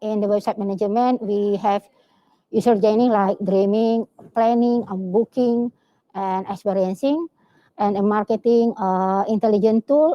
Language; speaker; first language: English; non-native, learner; Indonesian